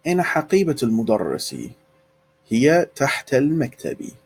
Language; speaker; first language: Arabic; non-native, fluent; English